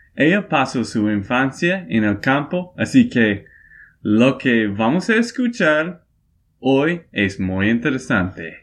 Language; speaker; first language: Spanish; non-native, fluent; English